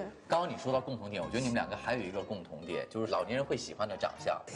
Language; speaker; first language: Chinese; native; Chinese